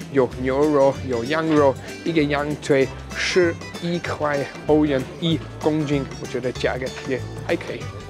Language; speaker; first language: Chinese; non-native, fluent; German